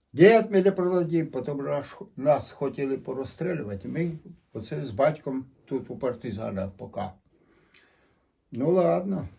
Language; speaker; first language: Ukrainian; native; Ukrainian